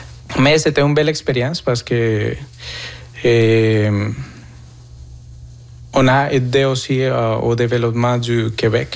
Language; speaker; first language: French; non-native, fluent; Spanish